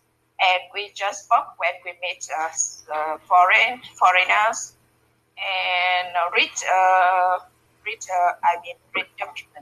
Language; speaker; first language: English; non-native, learner; Vietnamese